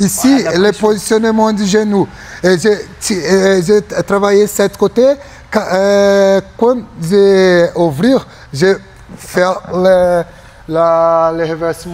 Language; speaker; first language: French; non-native, learner; Portuguese